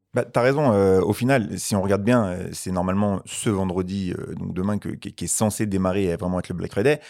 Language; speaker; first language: French; native; French